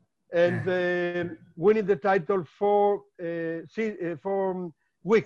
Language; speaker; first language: English; non-native, fluent; Spanish